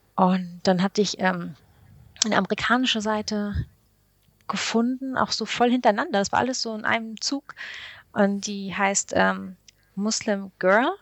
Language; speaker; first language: German; early bilingual, other home language; Arabic